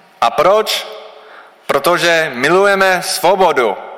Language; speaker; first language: Czech; non-native, learner; English